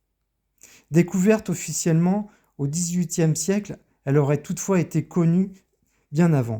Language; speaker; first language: French; native; French